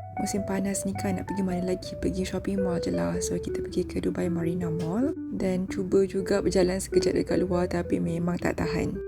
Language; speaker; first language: Malay; native; Malay